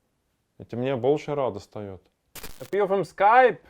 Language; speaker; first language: Russian; non-native, learner; German